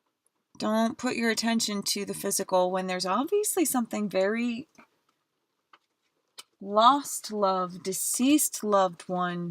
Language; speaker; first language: English; native; English